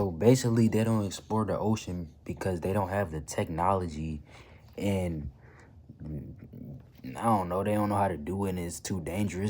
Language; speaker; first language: English; native; English